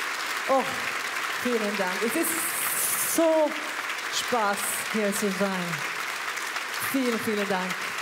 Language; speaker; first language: German; non-native, learner; Swedish